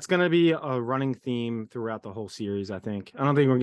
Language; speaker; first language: English; native; English